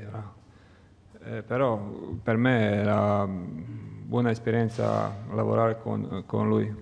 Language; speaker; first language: Italian; non-native, learner; Croatian